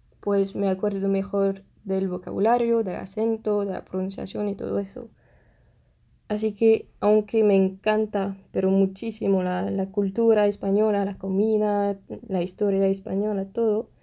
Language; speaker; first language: Spanish; non-native, fluent; French